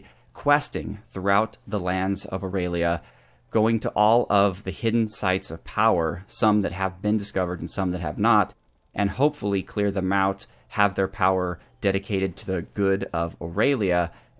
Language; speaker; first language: English; native; English